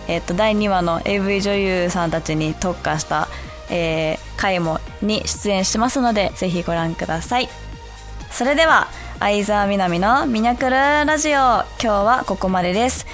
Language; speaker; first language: Japanese; early bilingual, other home language; English